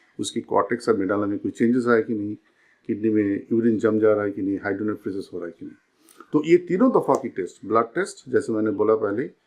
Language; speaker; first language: Hindi; non-native, local second language; Bangla